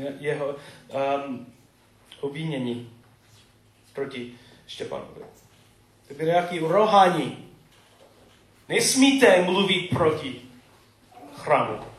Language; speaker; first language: Czech; non-native, learner; English